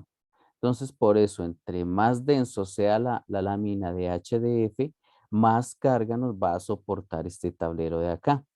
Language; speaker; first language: Spanish; native; Spanish